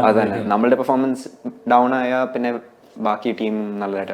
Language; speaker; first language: Malayalam; early bilingual, heritage; Malayalam